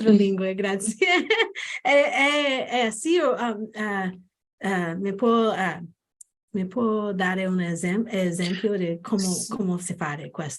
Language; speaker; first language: Italian; non-native, learner; English